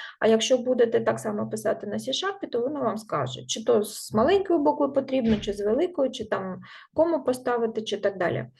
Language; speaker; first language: Ukrainian; non-native, local second language; Russian